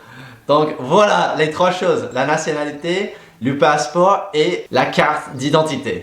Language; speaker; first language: French; non-native, fluent; English